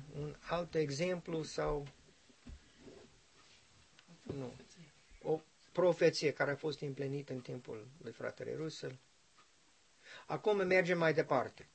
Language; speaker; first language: Romanian; non-native, learner; English